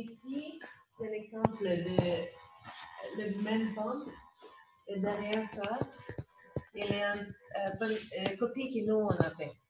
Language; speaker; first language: French; non-native, fluent; Norwegian